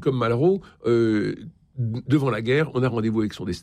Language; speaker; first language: French; native; French